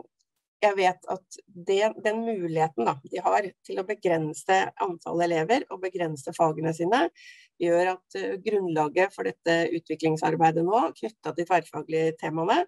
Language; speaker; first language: Norwegian; native; Norwegian